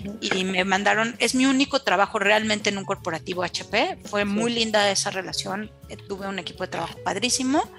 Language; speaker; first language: Spanish; native; Spanish